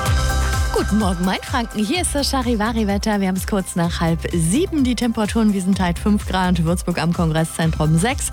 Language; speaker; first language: German; native; German